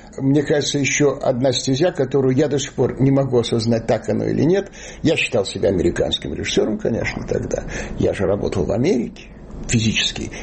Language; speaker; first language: Russian; native; Russian